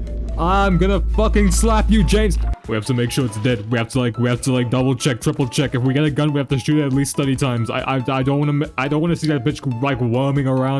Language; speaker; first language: English; native; English